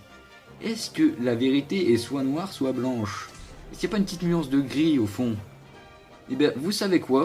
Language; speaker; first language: French; native; French